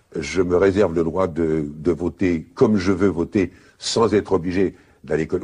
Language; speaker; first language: French; native; French